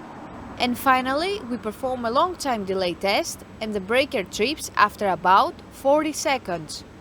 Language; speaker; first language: English; non-native, fluent; Greek